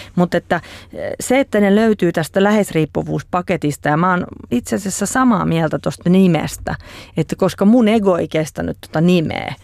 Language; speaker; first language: Finnish; native; Finnish